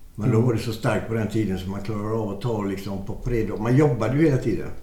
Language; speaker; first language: Swedish; native; Swedish